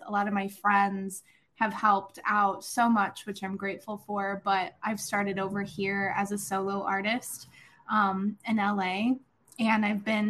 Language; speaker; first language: English; native; English